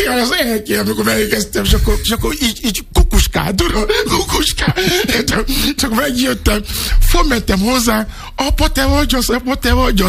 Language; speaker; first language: Hungarian; non-native, learner; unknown